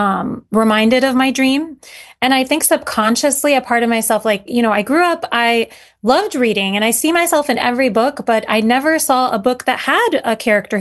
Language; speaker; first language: English; early bilingual, other home language; Arabic